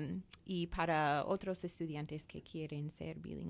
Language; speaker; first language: Spanish; non-native, fluent; English